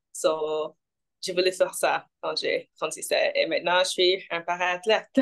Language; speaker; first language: French; non-native, local second language; English